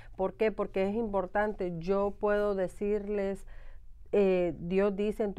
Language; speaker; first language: Spanish; early bilingual, heritage; Spanish